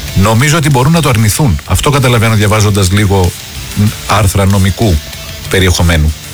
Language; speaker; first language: Greek; native; Greek